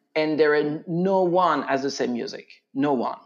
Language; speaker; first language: English; non-native, fluent; French